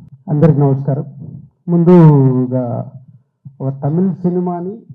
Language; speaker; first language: Telugu; native; Telugu